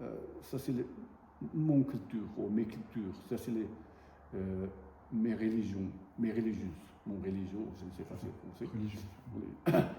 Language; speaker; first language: French; non-native, learner; Tibetan